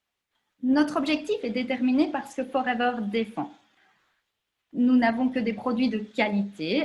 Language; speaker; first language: French; native; French